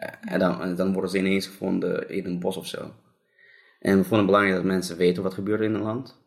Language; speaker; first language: Dutch; non-native, fluent; Russian